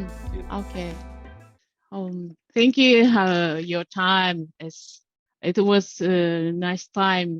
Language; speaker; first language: English; non-native, learner; Japanese